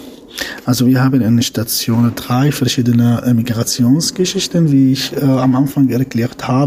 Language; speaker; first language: German; non-native, fluent; Arabic